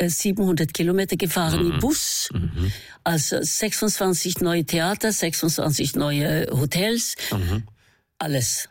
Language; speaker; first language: German; non-native, fluent; Norwegian